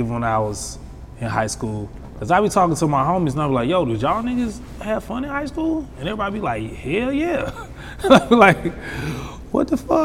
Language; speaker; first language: English; native; English